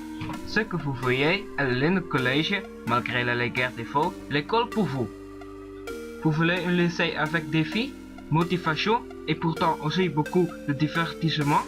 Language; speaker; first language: French; non-native, learner; Dutch